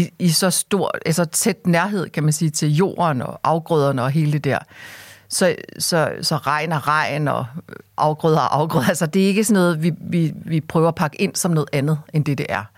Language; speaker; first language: Danish; early bilingual, other home language; Korean